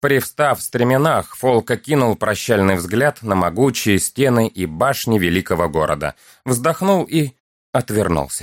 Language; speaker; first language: Russian; native; Russian